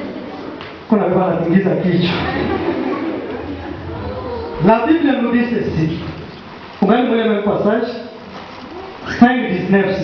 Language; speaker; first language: French; non-native, local second language; Swahili